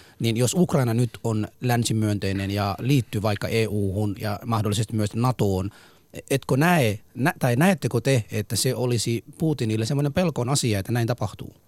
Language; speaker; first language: Finnish; non-native, fluent; Somali